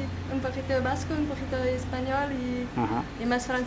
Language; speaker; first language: Spanish; non-native, learner; French